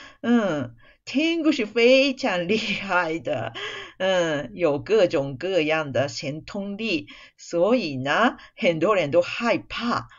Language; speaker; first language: Chinese; non-native, fluent; Japanese